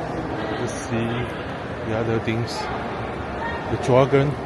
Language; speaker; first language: English; non-native, learner; Chinese